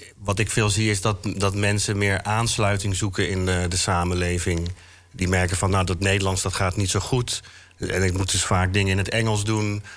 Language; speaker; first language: Dutch; native; Dutch